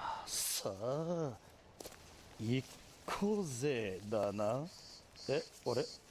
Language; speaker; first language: Japanese; non-native, learner; English